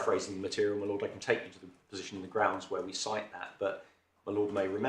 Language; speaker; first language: English; native; English